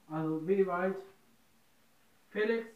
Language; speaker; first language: German; non-native, learner; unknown